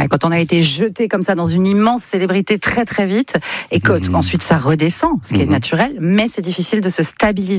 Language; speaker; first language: French; native; French